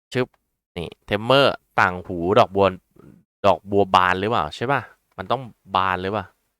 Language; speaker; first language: Thai; native; Thai